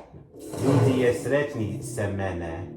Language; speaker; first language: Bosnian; early bilingual, heritage; Bosnian